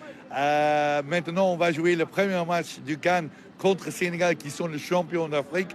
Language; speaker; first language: French; non-native, learner; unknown